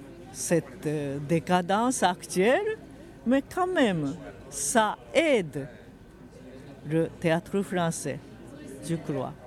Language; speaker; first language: French; non-native, fluent; Japanese